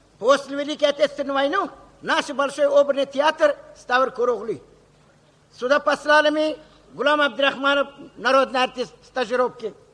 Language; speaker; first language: Russian; non-native, local second language; Uzbek